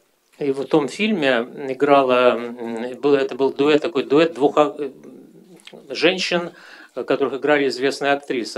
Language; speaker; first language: Russian; native; Russian